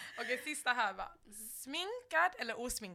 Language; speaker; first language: Swedish; native; Swedish